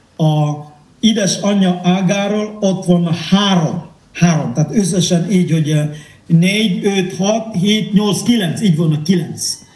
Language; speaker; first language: Hungarian; non-native, fluent; Indonesian